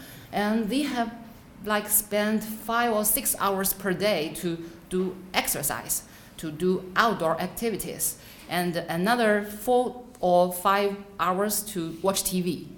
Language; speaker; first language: English; non-native, fluent; Chinese